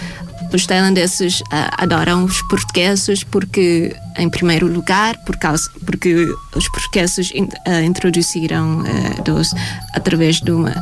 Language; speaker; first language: Portuguese; non-native, fluent; Thai